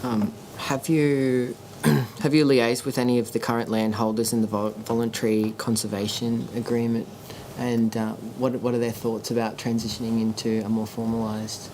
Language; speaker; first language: English; native; English